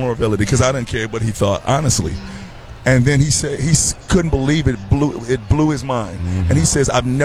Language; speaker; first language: English; native; English